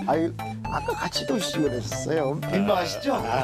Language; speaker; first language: Korean; native; Korean